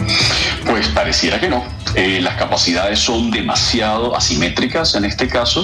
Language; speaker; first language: Spanish; native; Spanish